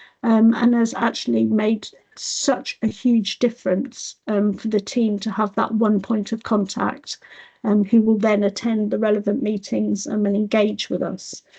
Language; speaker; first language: English; native; English